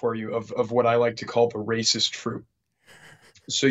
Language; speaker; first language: English; native; English